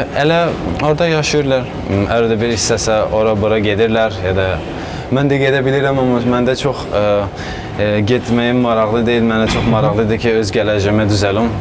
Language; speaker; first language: Azerbaijani; non-native, fluent; Persian